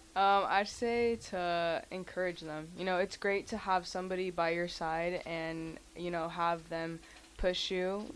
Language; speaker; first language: English; early bilingual, other home language; Spanish